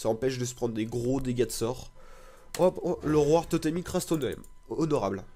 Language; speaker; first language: French; native; French